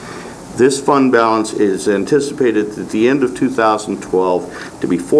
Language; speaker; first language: English; native; English